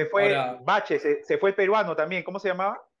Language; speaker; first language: Spanish; native; Spanish